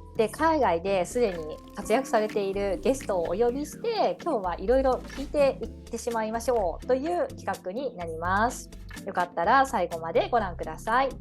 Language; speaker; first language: Japanese; native; Japanese